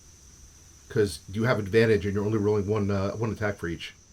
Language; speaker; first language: English; native; English